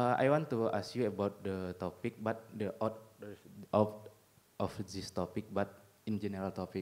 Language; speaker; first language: English; non-native, learner; Indonesian